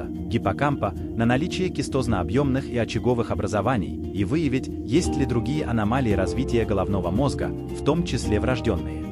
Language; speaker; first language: Russian; native; Russian